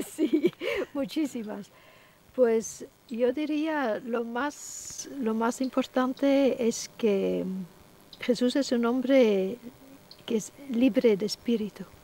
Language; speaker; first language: Spanish; non-native, fluent; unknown